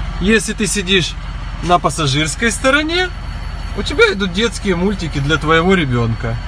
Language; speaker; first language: Russian; native; Russian